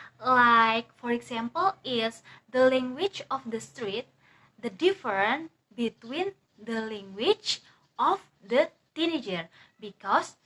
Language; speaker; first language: English; non-native, learner; Indonesian